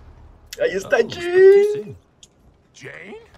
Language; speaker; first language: Spanish; native; Spanish